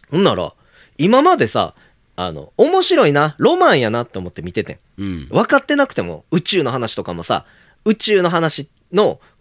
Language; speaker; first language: Japanese; native; Japanese